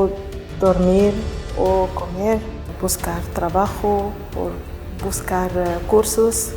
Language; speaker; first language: Spanish; non-native, learner; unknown